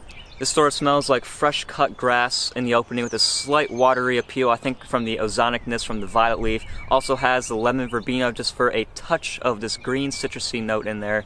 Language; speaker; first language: English; native; English